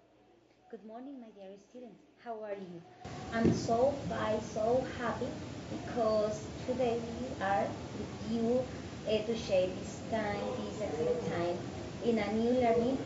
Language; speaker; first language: English; non-native, fluent; Spanish